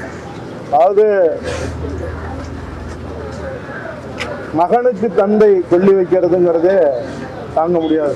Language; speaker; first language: Tamil; native; Tamil